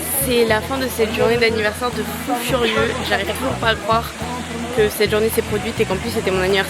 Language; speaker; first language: French; native; French